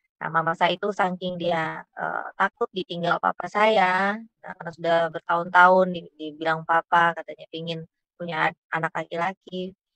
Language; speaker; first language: Indonesian; native; Indonesian